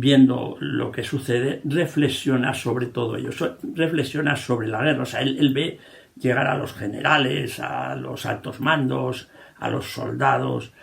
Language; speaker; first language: Spanish; native; Spanish